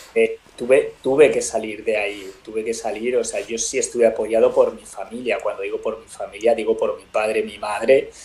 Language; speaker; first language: Spanish; native; Spanish